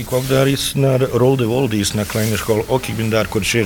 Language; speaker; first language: Dutch; non-native, learner; Bosnian